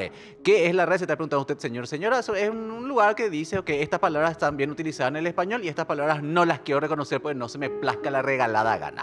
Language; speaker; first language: Spanish; native; Spanish